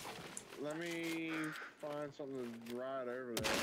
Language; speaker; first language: English; native; English